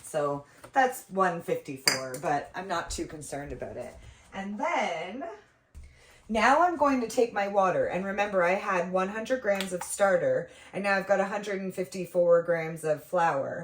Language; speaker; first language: English; native; English